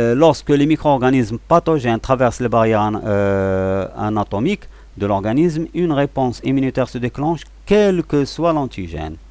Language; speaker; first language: French; non-native, local second language; Arabic